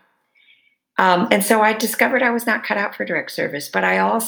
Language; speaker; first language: English; native; English